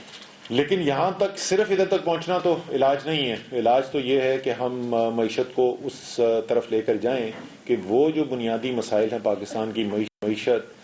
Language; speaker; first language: Urdu; native; Urdu